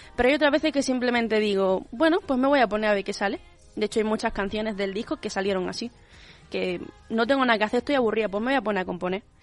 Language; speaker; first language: Spanish; native; Spanish